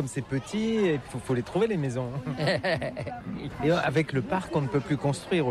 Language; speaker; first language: French; native; French